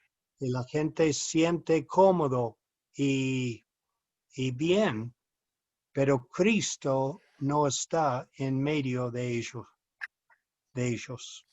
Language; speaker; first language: Spanish; non-native, fluent; English